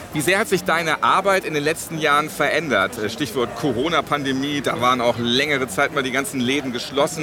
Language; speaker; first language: German; native; German